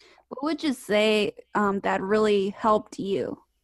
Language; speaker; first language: English; early bilingual, other home language; Spanish